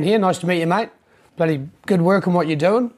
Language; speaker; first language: English; native; English